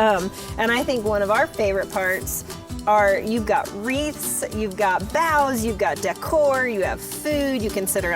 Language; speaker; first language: English; native; English